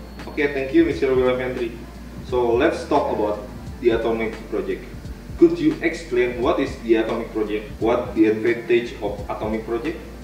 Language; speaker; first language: English; non-native, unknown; Indonesian